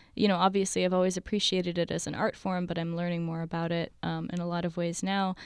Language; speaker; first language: English; native; English